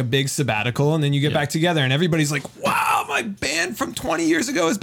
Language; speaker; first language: English; native; English